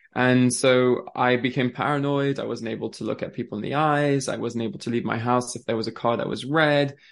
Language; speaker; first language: English; early bilingual, other home language; French